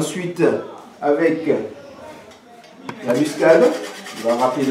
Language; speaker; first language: French; native; French